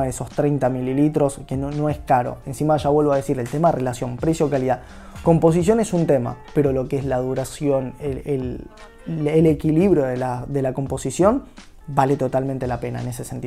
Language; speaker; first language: Spanish; native; Spanish